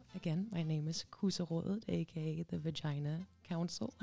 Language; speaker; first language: English; non-native, fluent; Danish